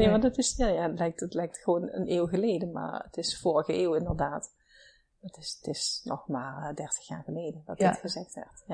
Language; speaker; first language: Dutch; native; Dutch